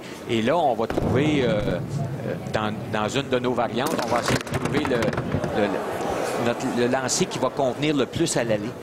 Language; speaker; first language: French; native; French